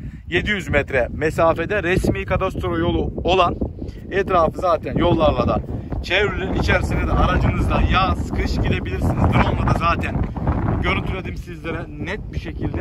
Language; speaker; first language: Turkish; native; Turkish